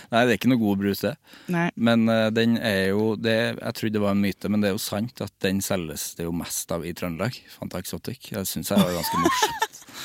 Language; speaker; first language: Norwegian; native; Norwegian